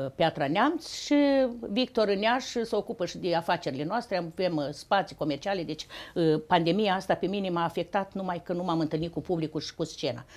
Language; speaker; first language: Romanian; native; Romanian